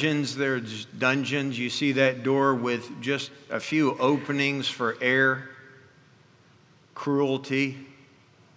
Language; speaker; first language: English; native; English